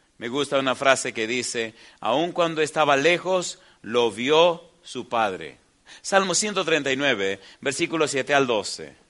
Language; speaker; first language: Spanish; native; Spanish